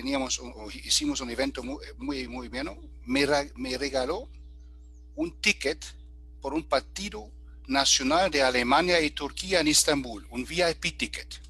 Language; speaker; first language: Spanish; non-native, fluent; German